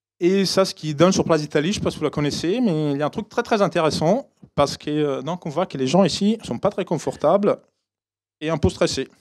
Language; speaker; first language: French; non-native, fluent; Italian